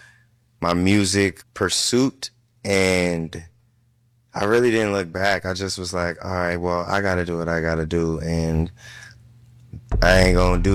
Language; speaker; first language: English; native; English